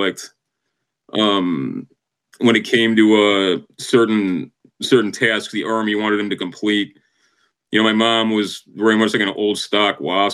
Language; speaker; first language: English; native; English